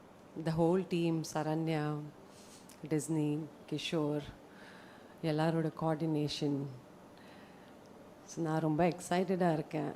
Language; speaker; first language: Tamil; non-native, fluent; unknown